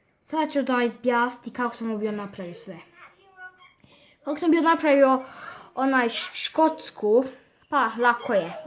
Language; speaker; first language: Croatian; early bilingual, heritage; Bosnian